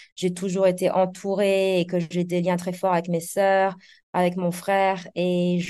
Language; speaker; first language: French; native; French